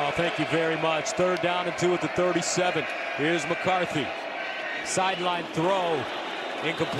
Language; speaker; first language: English; native; English